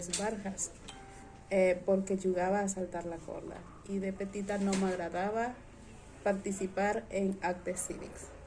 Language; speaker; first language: Catalan; non-native, learner; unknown